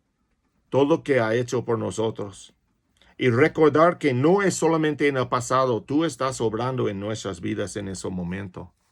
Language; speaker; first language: Spanish; non-native, fluent; English